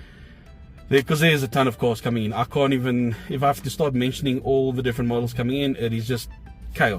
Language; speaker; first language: English; native; English